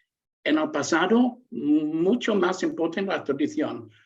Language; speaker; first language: Spanish; non-native, learner; English